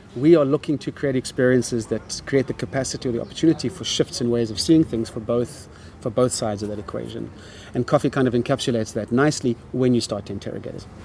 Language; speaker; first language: English; native; English